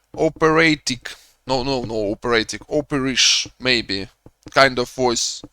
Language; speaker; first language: English; non-native, learner; Russian